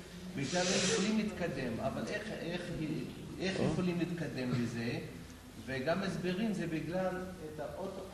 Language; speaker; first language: Hebrew; non-native, fluent; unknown